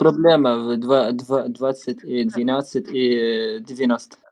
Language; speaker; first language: Russian; non-native, learner; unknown